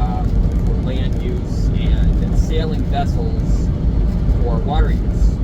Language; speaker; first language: English; native; English